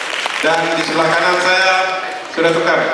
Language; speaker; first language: Malay; native; Malay